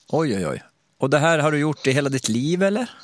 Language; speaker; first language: Swedish; native; Swedish